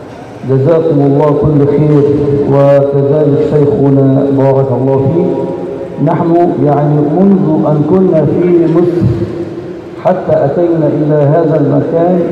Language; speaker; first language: Arabic; native; Arabic